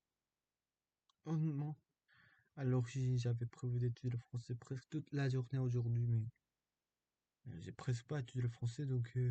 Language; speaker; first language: French; non-native, learner; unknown